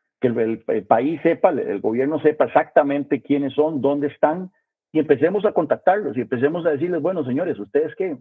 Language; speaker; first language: Spanish; native; Spanish